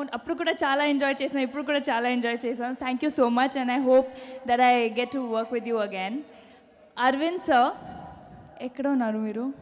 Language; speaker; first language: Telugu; non-native, learner; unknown